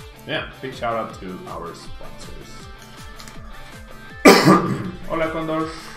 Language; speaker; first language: English; non-native, fluent; Spanish